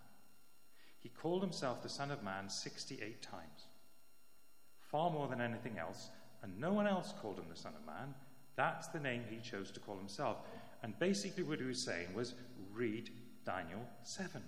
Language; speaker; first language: English; native; English